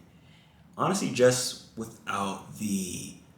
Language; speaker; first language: English; native; English